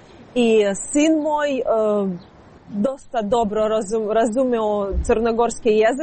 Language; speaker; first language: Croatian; non-native, learner; Ukrainian